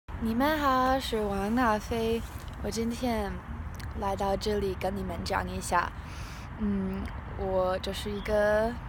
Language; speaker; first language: Chinese; non-native, learner; English